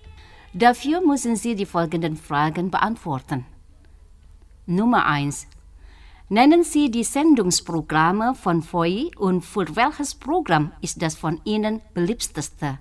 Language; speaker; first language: German; non-native, learner; Indonesian